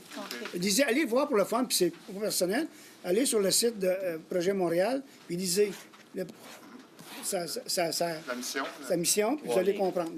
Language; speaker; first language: French; native; French